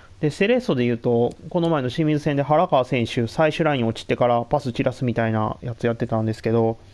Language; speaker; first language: Japanese; native; Japanese